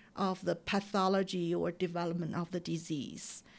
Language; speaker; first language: English; non-native, fluent; Chinese